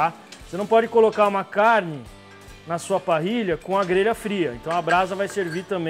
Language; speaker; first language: Portuguese; native; Portuguese